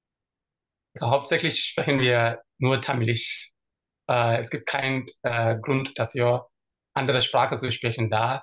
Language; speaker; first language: German; non-native, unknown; Tamil